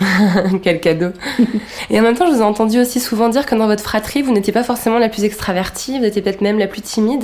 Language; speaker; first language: French; native; French